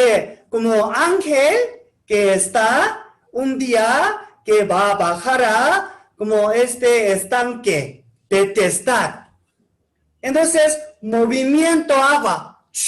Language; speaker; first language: Spanish; non-native, learner; Korean